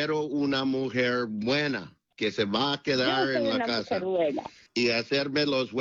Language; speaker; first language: Spanish; non-native, learner; English